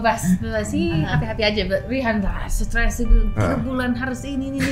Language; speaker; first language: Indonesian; non-native, learner; English